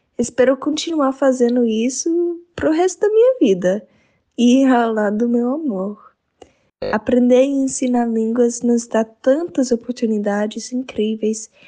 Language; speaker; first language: Portuguese; non-native, fluent; English